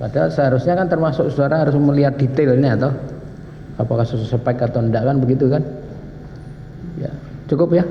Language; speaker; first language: Indonesian; native; Indonesian